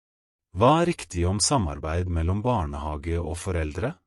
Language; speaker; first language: Norwegian; non-native, fluent; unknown